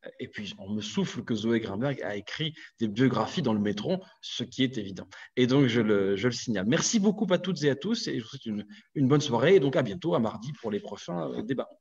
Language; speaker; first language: French; native; French